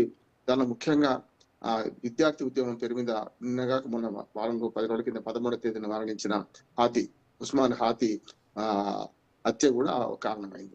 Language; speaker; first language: Telugu; native; Telugu